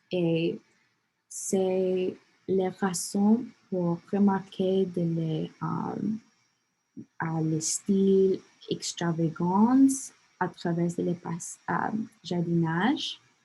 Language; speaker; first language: French; non-native, learner; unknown